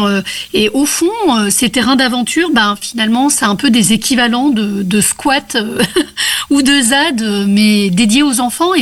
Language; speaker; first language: French; native; French